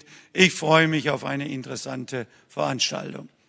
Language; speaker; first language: German; native; German